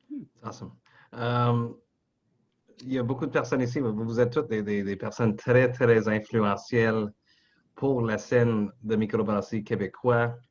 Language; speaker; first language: French; non-native, local second language; English